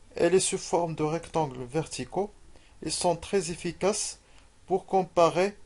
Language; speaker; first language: French; non-native, local second language; Arabic